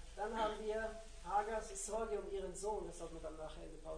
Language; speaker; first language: German; native; German